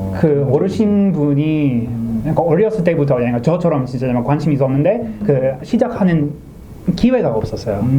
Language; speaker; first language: Korean; non-native, learner; English